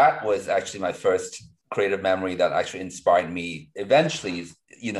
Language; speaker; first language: English; non-native, local second language; Cantonese